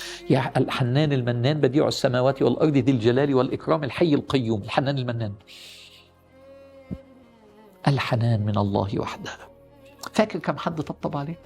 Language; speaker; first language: Arabic; native; Arabic